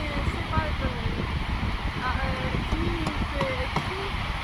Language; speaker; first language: French; non-native, learner; Portuguese